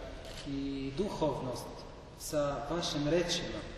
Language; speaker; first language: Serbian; non-native, learner; Arabic